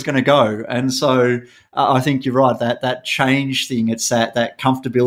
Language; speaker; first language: English; native; English